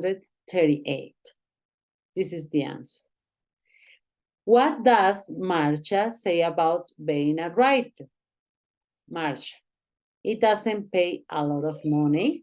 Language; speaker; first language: English; non-native, learner; Spanish